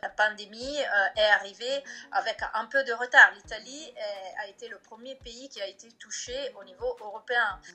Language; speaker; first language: French; non-native, fluent; Italian